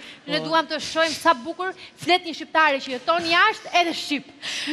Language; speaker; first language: Albanian; native; Albanian